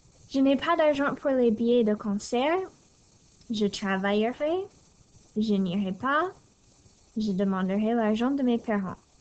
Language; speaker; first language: French; non-native, fluent; English